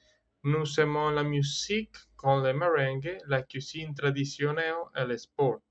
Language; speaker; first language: French; non-native, learner; Spanish